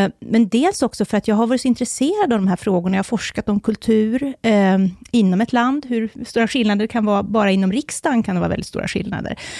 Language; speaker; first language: Swedish; native; Swedish